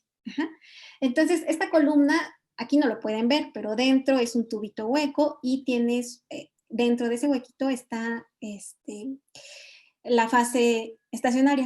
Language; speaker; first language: Spanish; native; Spanish